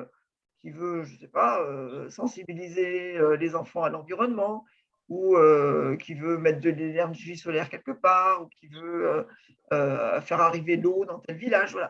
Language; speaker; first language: French; native; French